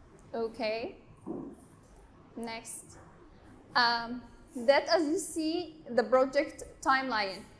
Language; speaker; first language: English; non-native, learner; Arabic